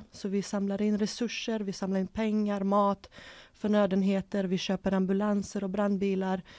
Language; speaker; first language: Swedish; early bilingual, other home language; Ukrainian